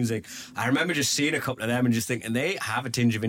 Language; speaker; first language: English; native; English